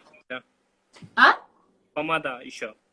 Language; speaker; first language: Russian; non-native, local second language; Kyrgyz